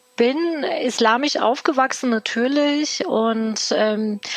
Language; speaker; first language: German; early bilingual, other home language; Turkish